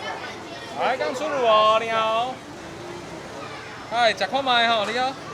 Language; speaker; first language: Chinese; native; Chinese